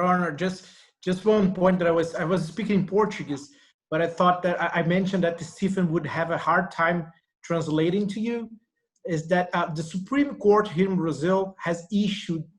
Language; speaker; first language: English; non-native, fluent; Portuguese